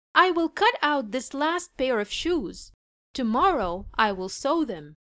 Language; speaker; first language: English; non-native, fluent; Arabic